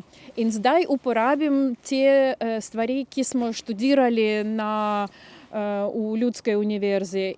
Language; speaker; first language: Slovenian; non-native, local second language; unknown